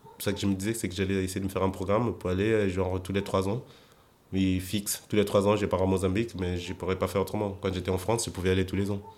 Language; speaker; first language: French; non-native, fluent; Portuguese